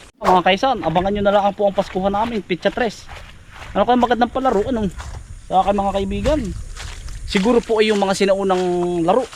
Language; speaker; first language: Filipino; native; Filipino